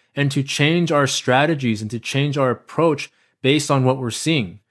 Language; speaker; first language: English; native; English